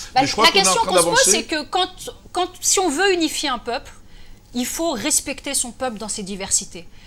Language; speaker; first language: French; native; French